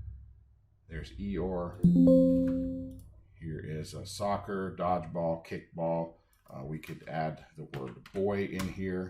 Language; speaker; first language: English; native; English